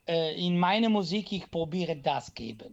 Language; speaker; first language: German; non-native, fluent; Italian